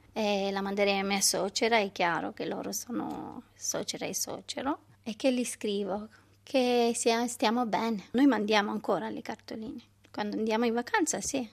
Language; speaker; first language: Italian; non-native, fluent; Romanian